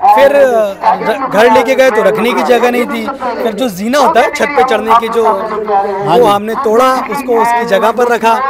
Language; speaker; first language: Hindi; native; Hindi